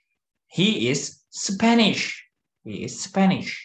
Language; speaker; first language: English; non-native, fluent; Turkish